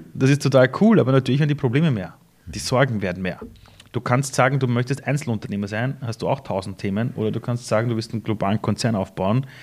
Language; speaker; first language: German; early bilingual, other home language; Persian